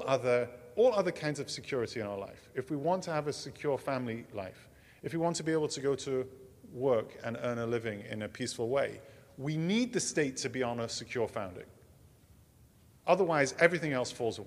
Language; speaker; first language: English; native; English